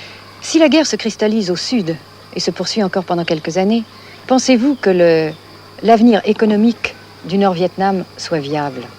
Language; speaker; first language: French; native; French